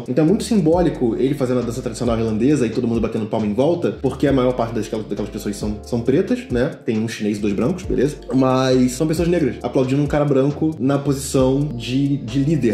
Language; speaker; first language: Portuguese; native; Portuguese